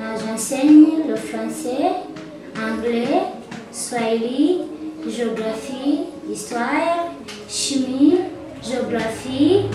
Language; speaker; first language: French; non-native, learner; Kinyarwanda